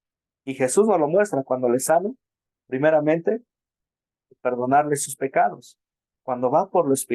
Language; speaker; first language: Spanish; native; Spanish